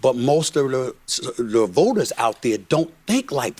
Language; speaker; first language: English; native; English